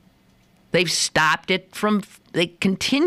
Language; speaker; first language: English; native; English